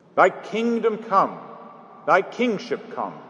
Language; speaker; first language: English; native; English